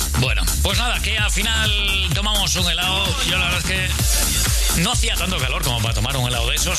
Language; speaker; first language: Spanish; native; Spanish